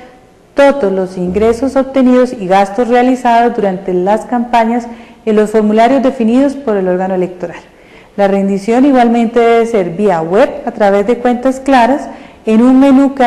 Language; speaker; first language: Spanish; native; Spanish